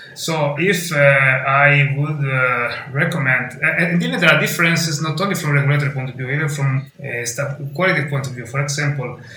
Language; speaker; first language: English; non-native, fluent; Italian